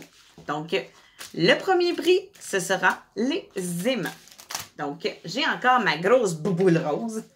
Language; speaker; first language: French; native; French